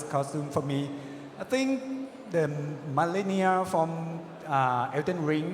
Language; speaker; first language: English; non-native, learner; Thai